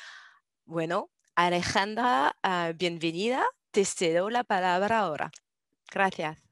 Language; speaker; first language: Spanish; non-native, learner; English